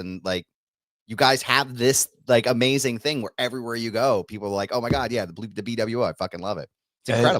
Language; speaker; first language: English; native; English